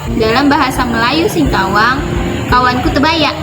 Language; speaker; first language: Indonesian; non-native, local second language; Malay